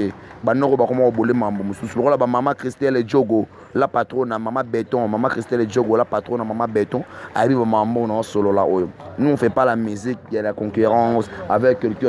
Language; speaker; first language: French; non-native, local second language; Lingala